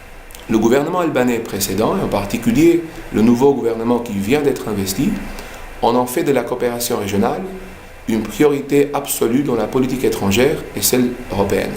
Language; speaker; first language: French; non-native, fluent; Albanian